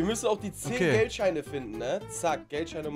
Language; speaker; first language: German; native; German